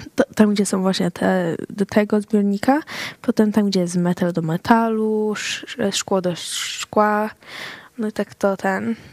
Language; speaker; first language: Polish; early bilingual, heritage; Swedish